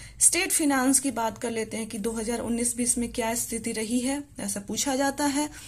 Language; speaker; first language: Hindi; native; Hindi